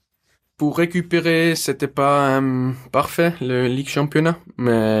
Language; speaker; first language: French; non-native, local second language; German